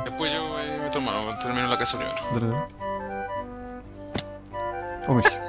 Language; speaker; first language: Spanish; non-native, learner; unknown